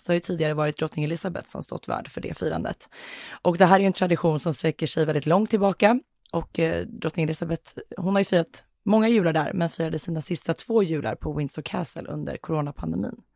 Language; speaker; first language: Swedish; native; Swedish